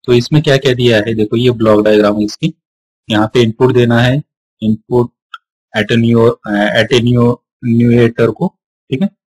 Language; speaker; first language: Hindi; non-native, local second language; Marathi